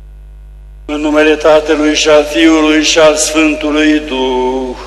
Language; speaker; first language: Romanian; native; Romanian